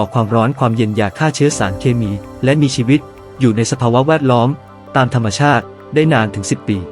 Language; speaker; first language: Thai; native; Thai